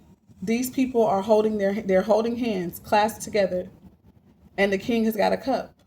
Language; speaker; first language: English; native; English